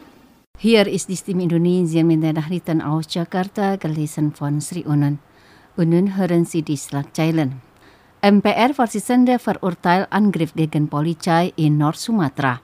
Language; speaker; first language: German; non-native, fluent; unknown